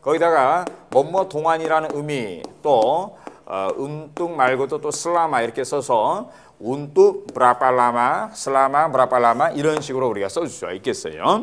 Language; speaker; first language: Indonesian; non-native, fluent; Korean